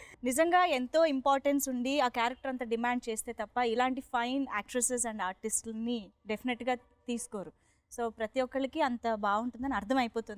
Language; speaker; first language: Telugu; native; Telugu